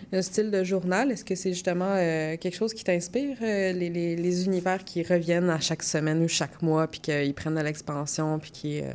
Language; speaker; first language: French; native; French